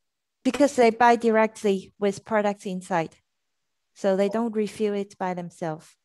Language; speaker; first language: English; non-native, fluent; French